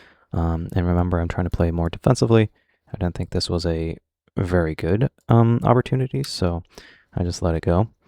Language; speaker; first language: English; native; English